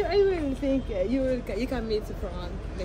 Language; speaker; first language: English; non-native, learner; Arabic